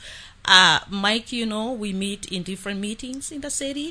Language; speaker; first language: English; non-native, local second language; Kikuyu